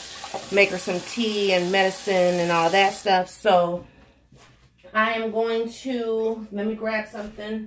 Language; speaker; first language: English; native; English